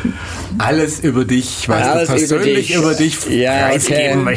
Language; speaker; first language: German; native; German